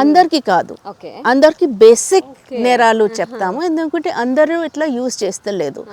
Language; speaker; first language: Telugu; non-native, local second language; Hindi